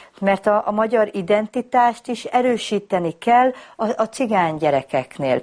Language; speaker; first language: Hungarian; native; Hungarian